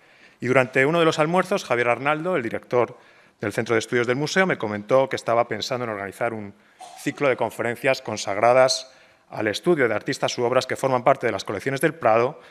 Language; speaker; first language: Spanish; native; Spanish